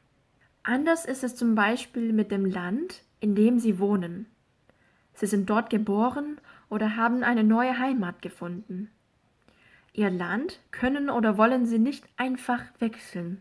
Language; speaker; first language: German; non-native, fluent; Korean